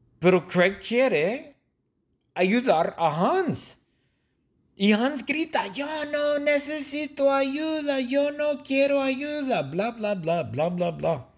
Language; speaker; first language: Spanish; non-native, fluent; English